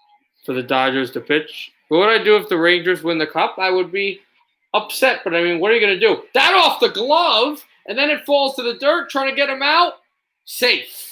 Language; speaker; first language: English; native; English